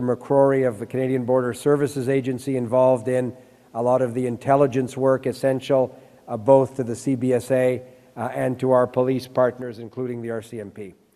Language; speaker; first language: English; early bilingual, other home language; French